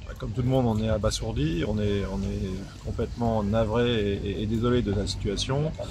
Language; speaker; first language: French; native; French